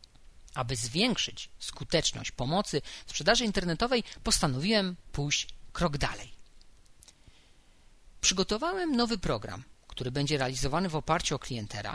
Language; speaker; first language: Polish; native; Polish